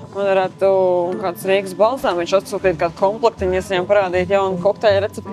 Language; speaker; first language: Latvian; native; Latvian